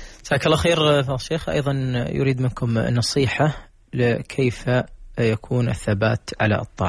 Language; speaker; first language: Arabic; native; Arabic